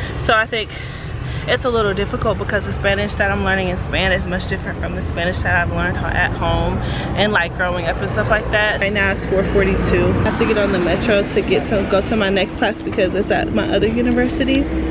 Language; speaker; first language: English; native; English